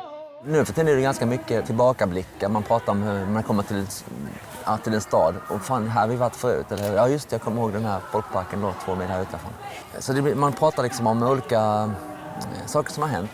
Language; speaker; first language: Swedish; native; Swedish